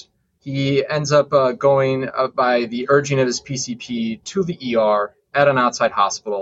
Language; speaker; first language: English; native; English